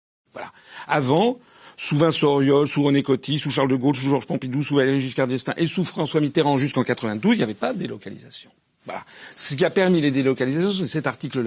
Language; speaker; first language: French; native; French